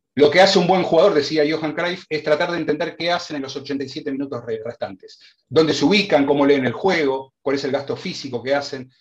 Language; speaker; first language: Spanish; native; Spanish